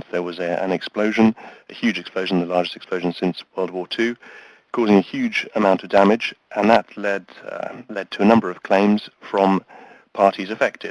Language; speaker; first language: English; native; English